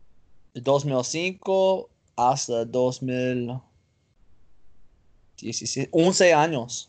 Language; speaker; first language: Spanish; non-native, learner; English